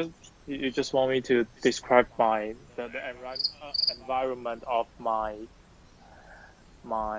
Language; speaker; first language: English; non-native, learner; Chinese